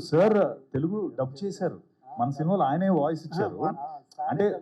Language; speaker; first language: Telugu; native; Telugu